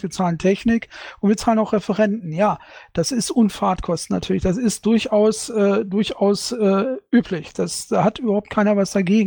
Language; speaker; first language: German; native; German